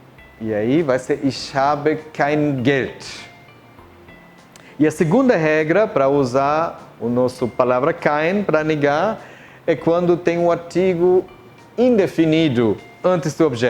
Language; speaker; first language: Portuguese; non-native, fluent; German